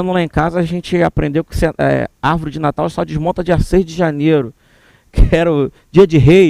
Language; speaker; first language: Portuguese; native; Portuguese